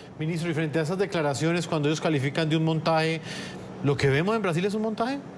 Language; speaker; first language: Spanish; native; Spanish